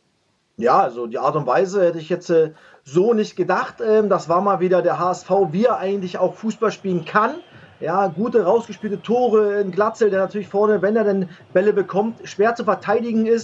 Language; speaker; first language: German; native; German